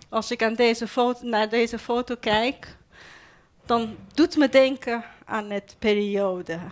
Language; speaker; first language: Dutch; non-native, fluent; Persian